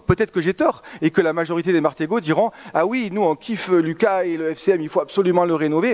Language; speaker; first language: French; native; French